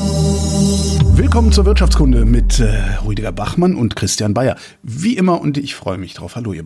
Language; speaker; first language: German; native; German